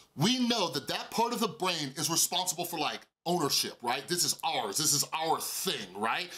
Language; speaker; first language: English; native; English